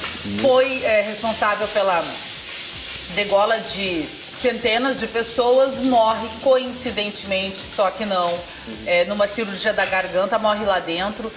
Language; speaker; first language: Portuguese; native; Portuguese